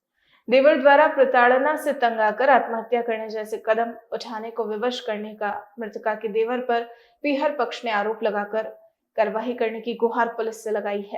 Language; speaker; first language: Hindi; native; Hindi